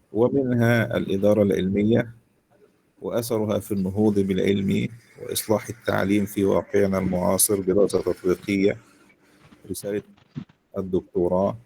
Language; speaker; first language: Arabic; native; Arabic